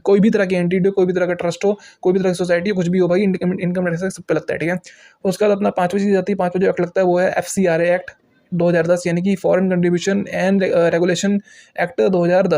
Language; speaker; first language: Hindi; native; Hindi